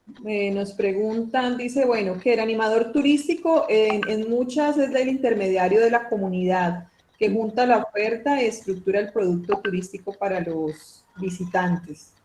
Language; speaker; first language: Spanish; native; Spanish